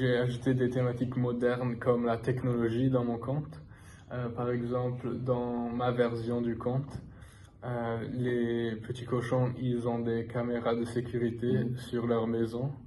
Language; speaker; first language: French; non-native, fluent; English